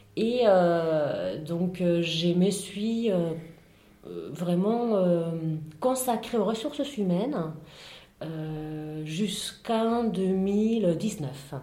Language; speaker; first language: French; non-native, fluent; Spanish